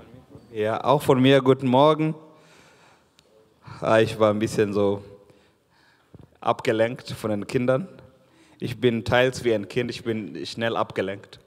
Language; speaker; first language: German; non-native, fluent; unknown